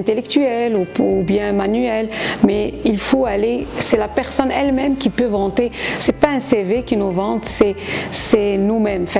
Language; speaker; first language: French; non-native, local second language; Arabic